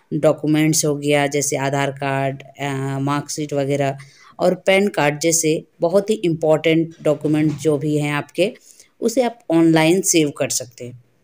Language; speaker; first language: Hindi; native; Hindi